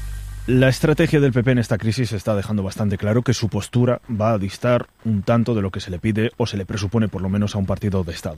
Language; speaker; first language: Spanish; native; Spanish